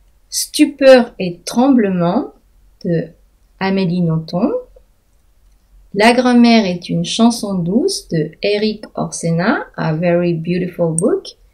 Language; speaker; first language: French; native; French